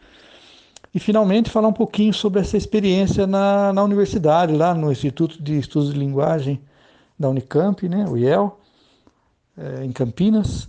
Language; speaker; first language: Portuguese; native; Portuguese